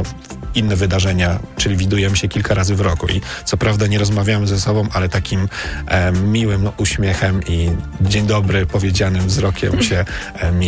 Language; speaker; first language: Polish; native; Polish